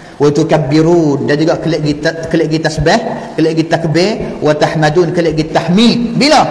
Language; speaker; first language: Malay; native; Malay